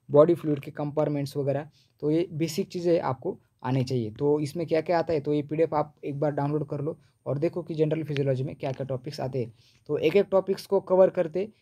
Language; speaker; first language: Hindi; non-native, local second language; Marathi